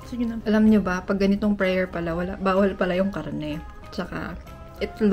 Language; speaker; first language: Filipino; native; Filipino